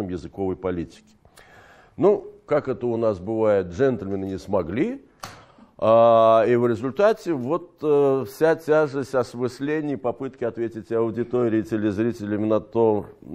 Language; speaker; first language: Russian; native; Russian